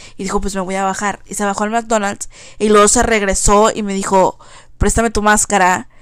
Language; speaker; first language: Spanish; early bilingual, heritage; Spanish